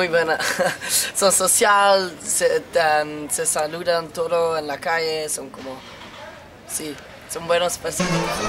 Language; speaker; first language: Spanish; non-native, learner; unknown